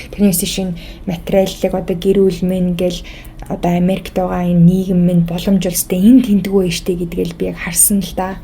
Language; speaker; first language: Mongolian; early bilingual, heritage; Mongolian